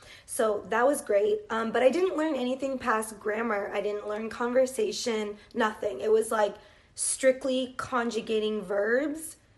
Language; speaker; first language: English; native; English